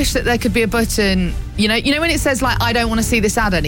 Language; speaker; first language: English; native; English